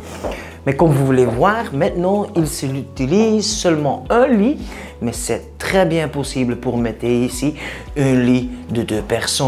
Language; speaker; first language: French; non-native, learner; Spanish